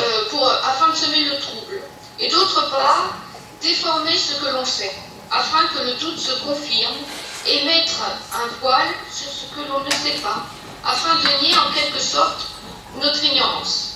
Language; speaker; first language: French; native; French